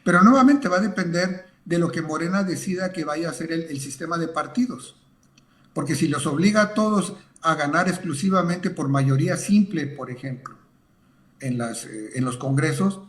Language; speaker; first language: Spanish; native; Spanish